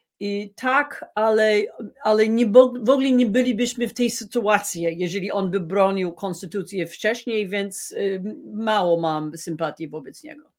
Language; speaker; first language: Polish; non-native, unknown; English